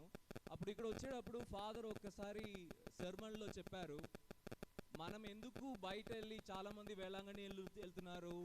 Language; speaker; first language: Telugu; non-native, fluent; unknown